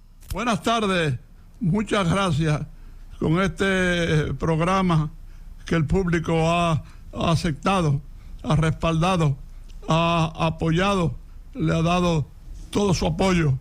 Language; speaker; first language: Spanish; native; Spanish